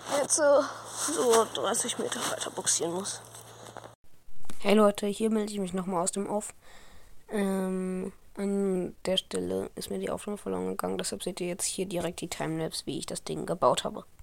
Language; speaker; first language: German; native; German